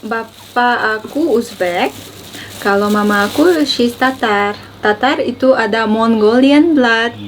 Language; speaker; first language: Indonesian; non-native, learner; Uzbek